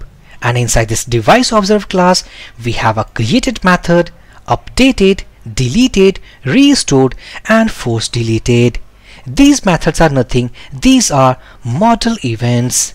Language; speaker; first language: English; non-native, local second language; Hindi